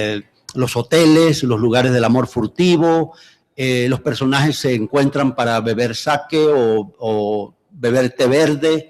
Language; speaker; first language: Spanish; native; Spanish